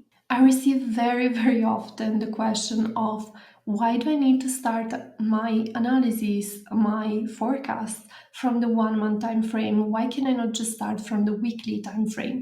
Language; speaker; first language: English; non-native, fluent; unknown